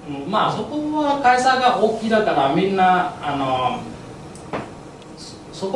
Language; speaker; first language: Japanese; non-native, learner; Vietnamese